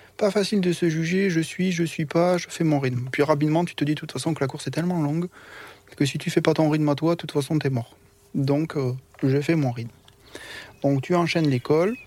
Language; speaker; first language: French; native; French